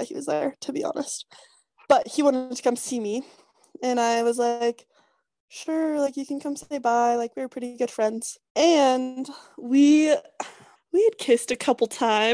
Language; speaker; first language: English; native; English